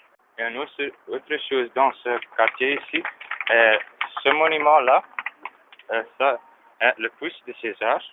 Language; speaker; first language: French; non-native, learner; Dutch